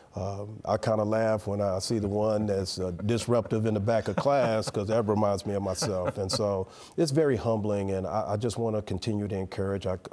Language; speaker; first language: English; native; English